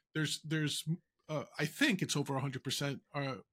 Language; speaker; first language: English; native; English